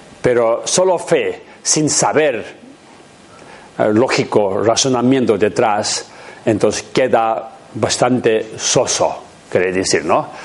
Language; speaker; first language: Spanish; non-native, learner; Tibetan